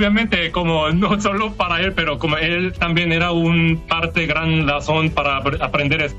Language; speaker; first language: Spanish; non-native, learner; Korean